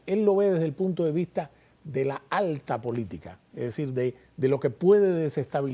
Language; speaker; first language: Spanish; native; Spanish